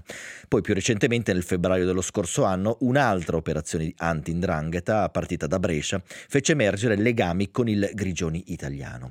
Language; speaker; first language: Italian; native; Italian